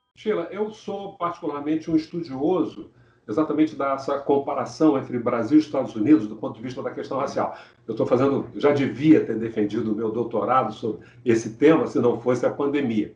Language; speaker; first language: Portuguese; native; Portuguese